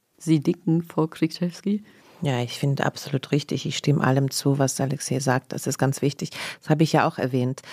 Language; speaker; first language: German; non-native, fluent; Russian